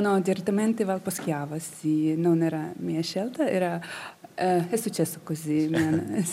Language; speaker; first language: Italian; non-native, learner; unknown